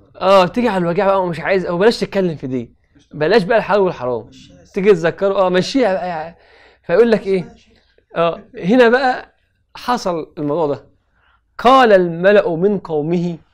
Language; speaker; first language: Arabic; native; Arabic